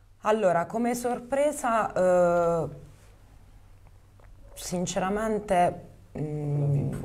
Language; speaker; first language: Italian; native; Italian